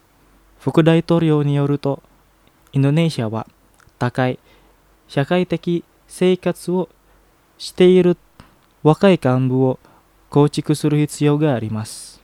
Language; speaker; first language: Japanese; non-native, fluent; Indonesian